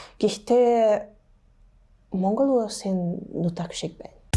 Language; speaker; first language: Mongolian; non-native, learner; Hungarian